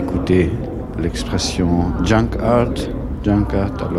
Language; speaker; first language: French; non-native, fluent; German